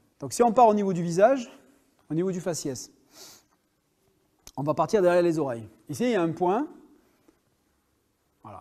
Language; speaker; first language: French; native; French